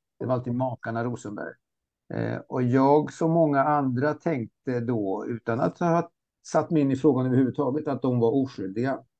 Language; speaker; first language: Swedish; early bilingual, other home language; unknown